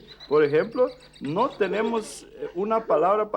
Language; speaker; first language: Spanish; early bilingual, heritage; Plautdietsch